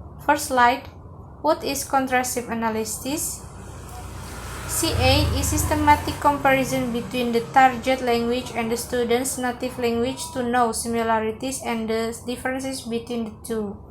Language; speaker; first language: English; non-native, learner; Indonesian